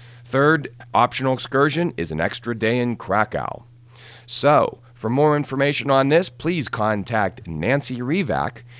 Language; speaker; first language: English; native; English